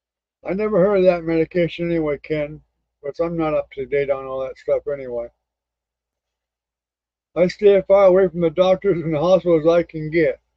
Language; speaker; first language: English; native; English